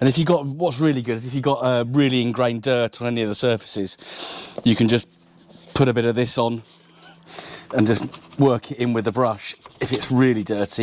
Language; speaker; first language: English; native; English